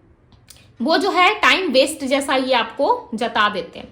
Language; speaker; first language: Hindi; native; Hindi